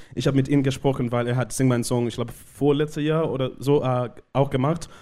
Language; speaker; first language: German; non-native, fluent; Shona